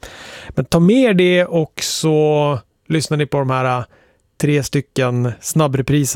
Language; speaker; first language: Swedish; native; Swedish